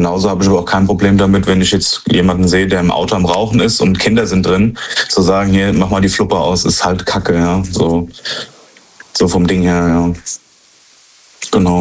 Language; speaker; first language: German; native; German